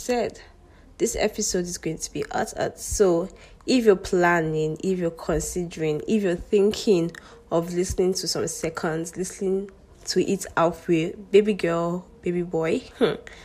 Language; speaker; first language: English; non-native, local second language; Yoruba